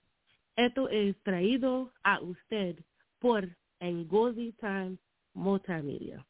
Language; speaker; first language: Spanish; non-native, learner; English